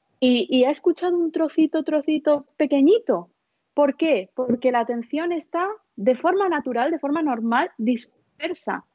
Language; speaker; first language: Spanish; early bilingual, other home language; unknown